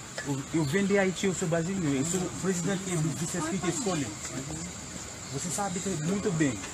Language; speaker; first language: Portuguese; non-native, learner; Haitian Creole